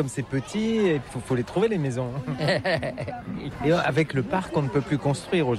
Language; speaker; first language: French; native; French